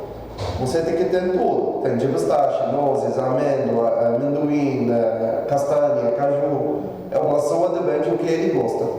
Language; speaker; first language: Portuguese; non-native, learner; Arabic